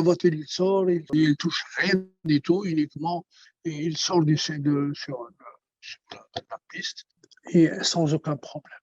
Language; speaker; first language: French; non-native, local second language; Arabic